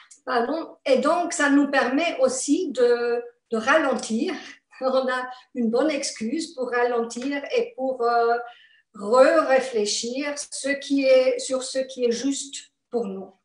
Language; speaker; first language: French; non-native, fluent; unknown